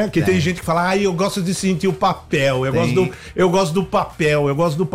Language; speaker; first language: Portuguese; native; Portuguese